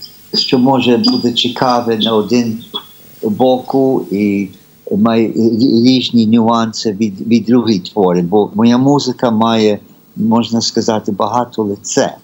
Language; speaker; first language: Ukrainian; early bilingual, heritage; Ukrainian